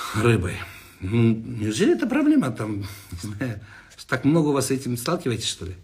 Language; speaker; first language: Russian; non-native, local second language; Kazakh